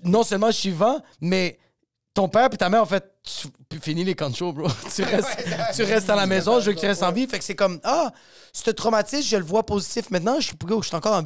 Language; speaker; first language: French; native; French